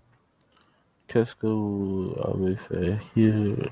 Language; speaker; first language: French; non-native, learner; English